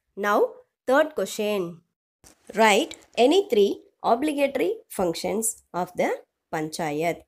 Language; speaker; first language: English; non-native, local second language; Tamil